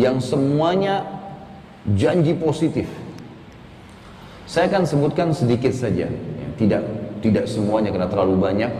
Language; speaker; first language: Indonesian; native; Indonesian